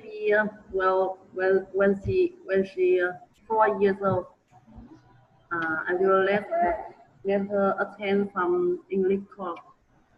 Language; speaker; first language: English; non-native, learner; Vietnamese